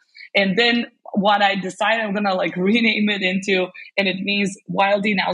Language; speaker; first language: English; non-native, fluent; Serbian